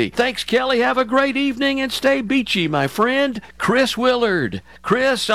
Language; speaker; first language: English; native; English